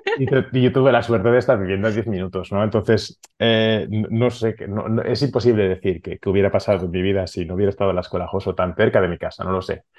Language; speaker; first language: Spanish; non-native, local second language; Catalan